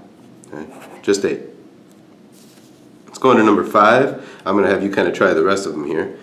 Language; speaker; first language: English; native; English